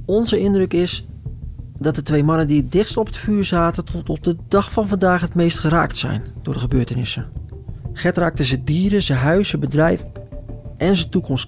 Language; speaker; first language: Dutch; native; Dutch